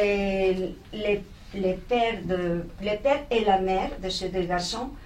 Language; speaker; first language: French; non-native, fluent; Spanish